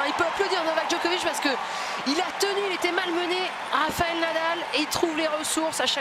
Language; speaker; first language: French; native; French